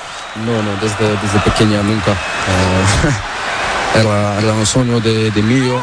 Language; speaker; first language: Spanish; non-native, learner; Portuguese